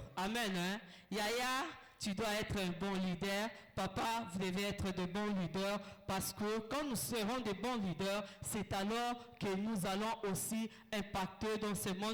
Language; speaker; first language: French; non-native, local second language; Lingala